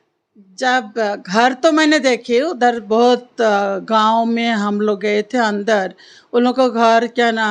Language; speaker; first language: Hindi; non-native, local second language; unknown